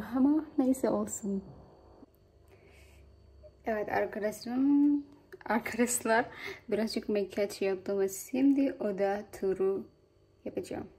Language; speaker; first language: Turkish; non-native, learner; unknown